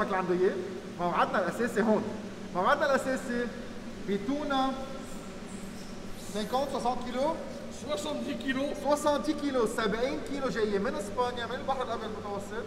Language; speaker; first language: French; non-native, local second language; Arabic